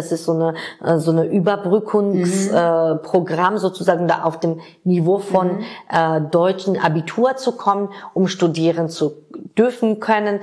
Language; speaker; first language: German; non-native, fluent; Georgian